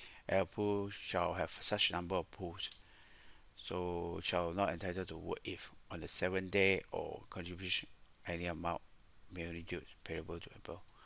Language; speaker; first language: English; non-native, local second language; Chinese